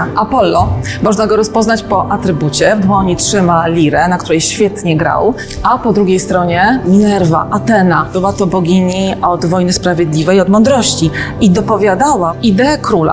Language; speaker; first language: Polish; native; Polish